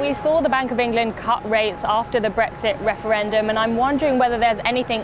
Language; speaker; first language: English; native; English